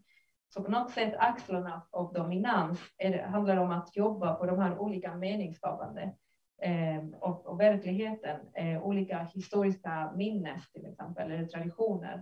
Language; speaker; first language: Swedish; non-native, fluent; Spanish